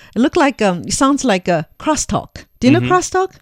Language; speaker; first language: English; non-native, fluent; Chinese